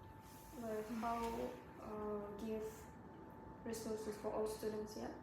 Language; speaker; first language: English; non-native, learner; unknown